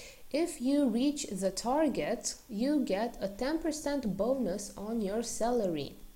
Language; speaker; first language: English; non-native, fluent; Romanian